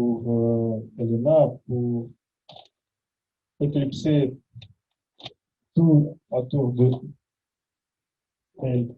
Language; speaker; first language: French; non-native, fluent; Russian